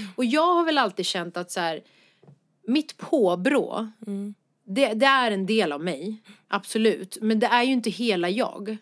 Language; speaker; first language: Swedish; early bilingual, other home language; Persian